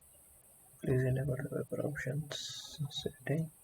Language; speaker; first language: English; non-native, local second language; Hindi